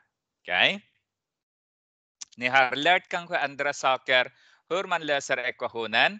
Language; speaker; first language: Swedish; non-native, fluent; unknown